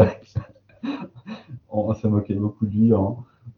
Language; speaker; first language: French; native; French